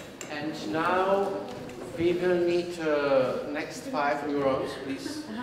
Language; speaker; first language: English; non-native, learner; Czech